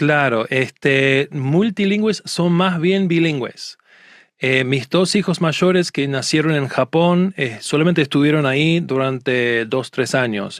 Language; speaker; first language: Spanish; non-native, fluent; English